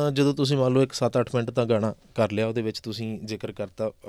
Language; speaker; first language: Punjabi; native; Punjabi